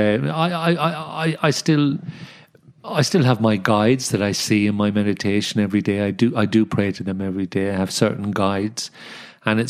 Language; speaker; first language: English; native; English